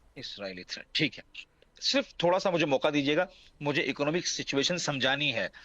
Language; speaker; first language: Urdu; non-native, local second language; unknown